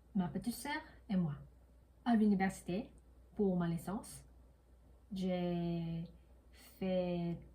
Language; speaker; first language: French; non-native, learner; Korean